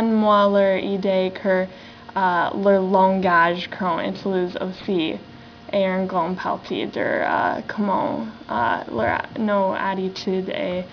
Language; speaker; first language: French; non-native, learner; English